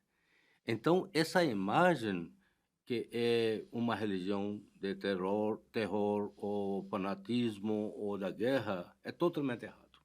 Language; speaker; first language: Portuguese; non-native, fluent; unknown